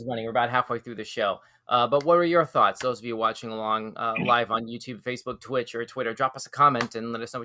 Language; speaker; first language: English; native; English